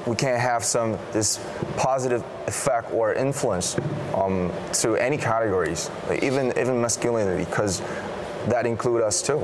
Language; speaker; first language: English; non-native, fluent; Korean